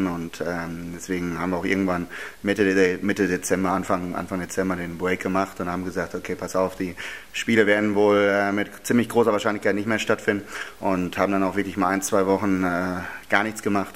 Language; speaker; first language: German; native; German